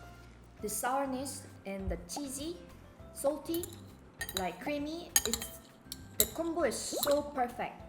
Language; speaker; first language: English; non-native, fluent; Korean